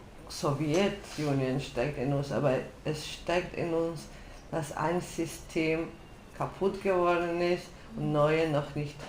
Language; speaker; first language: German; non-native, fluent; Georgian